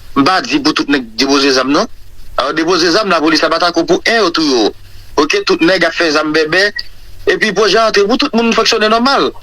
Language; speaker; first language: Haitian Creole; native; Haitian Creole